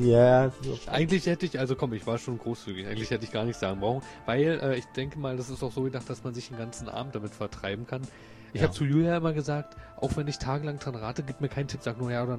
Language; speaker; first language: German; native; German